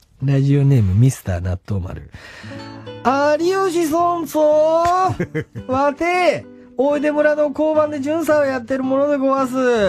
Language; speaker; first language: Japanese; native; Japanese